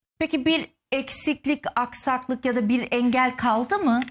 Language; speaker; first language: Turkish; native; Turkish